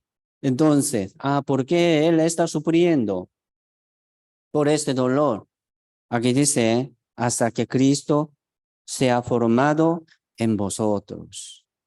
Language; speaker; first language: Spanish; non-native, fluent; Korean